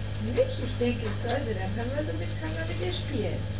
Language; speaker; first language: German; native; German